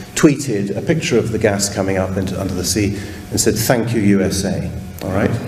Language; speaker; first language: English; native; English